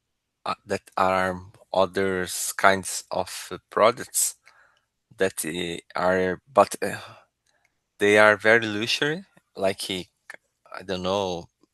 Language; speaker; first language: English; non-native, learner; Portuguese